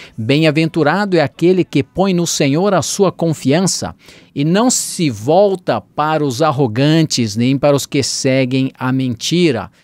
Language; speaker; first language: Portuguese; native; Portuguese